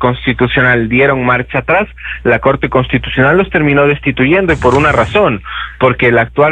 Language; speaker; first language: Spanish; native; Spanish